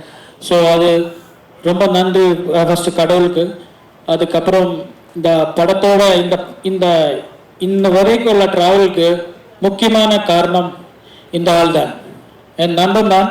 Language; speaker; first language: Tamil; non-native, learner; Malayalam